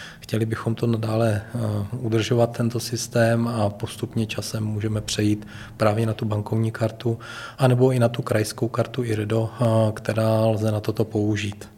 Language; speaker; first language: Czech; native; Czech